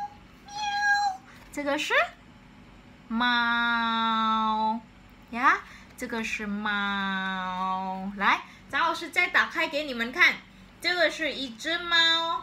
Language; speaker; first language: Chinese; non-native, fluent; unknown